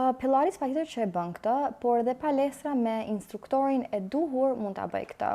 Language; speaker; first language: Albanian; early bilingual, heritage; Albanian